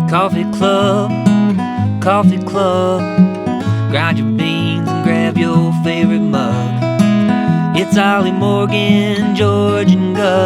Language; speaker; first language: English; native; English